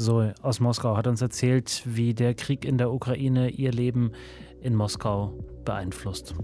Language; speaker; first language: German; native; German